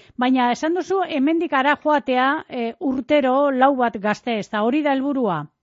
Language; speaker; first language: Basque; native; Basque